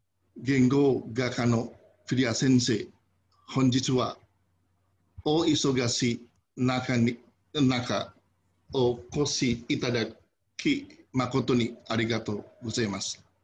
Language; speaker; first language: Japanese; non-native, fluent; Indonesian